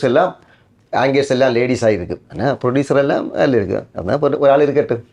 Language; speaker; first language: Tamil; non-native, learner; Malayalam